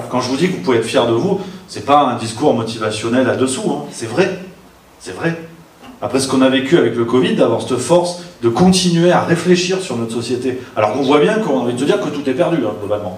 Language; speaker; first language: French; native; French